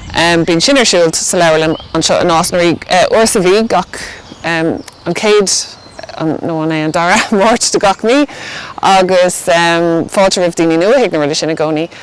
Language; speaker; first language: Irish; non-native, local second language; English